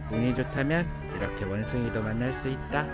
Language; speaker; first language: Korean; native; Korean